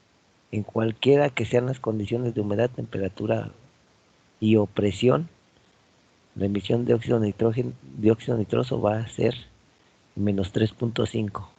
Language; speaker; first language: Spanish; native; Spanish